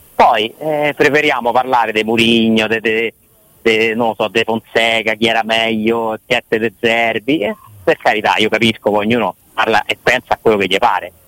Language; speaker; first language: Italian; native; Italian